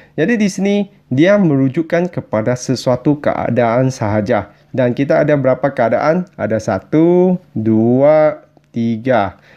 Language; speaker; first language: Malay; non-native, local second language; Chinese